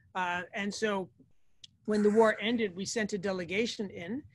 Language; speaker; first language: English; native; English